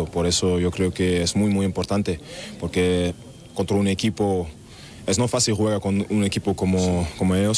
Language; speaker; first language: Spanish; non-native, learner; German